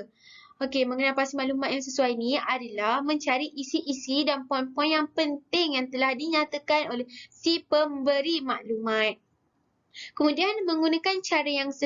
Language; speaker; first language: Malay; native; Malay